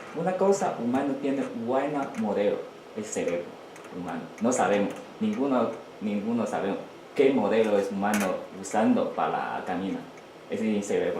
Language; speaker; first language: Spanish; non-native, learner; Chinese